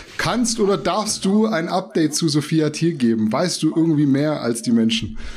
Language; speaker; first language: German; native; German